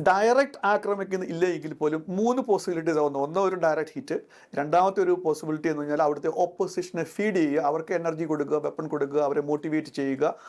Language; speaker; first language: Malayalam; native; Malayalam